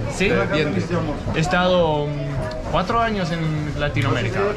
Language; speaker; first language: Spanish; non-native, fluent; Danish